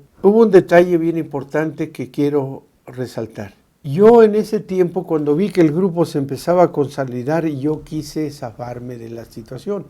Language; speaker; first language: Spanish; native; Spanish